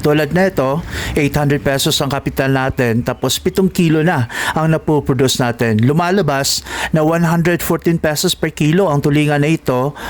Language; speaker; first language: Filipino; non-native, local second language; Cebuano